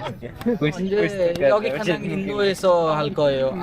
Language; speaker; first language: Korean; non-native, learner; Hindi